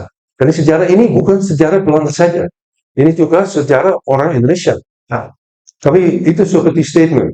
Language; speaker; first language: Indonesian; non-native, fluent; Dutch